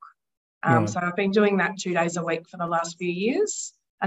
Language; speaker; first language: English; native; English